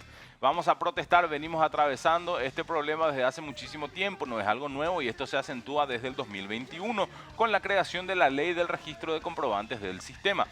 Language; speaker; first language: Spanish; native; Spanish